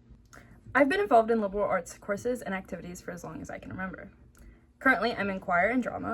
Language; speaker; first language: English; native; English